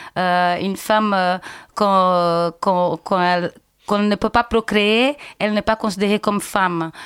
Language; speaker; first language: French; non-native, fluent; Portuguese